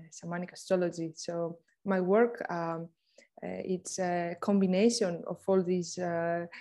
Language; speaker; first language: English; non-native, fluent; Greek